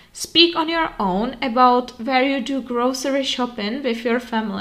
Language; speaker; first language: English; non-native, fluent; Czech